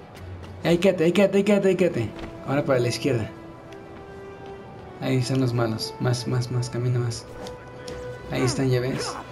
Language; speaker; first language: Spanish; native; Spanish